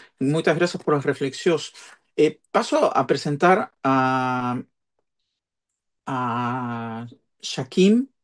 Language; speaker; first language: Portuguese; non-native, fluent; Spanish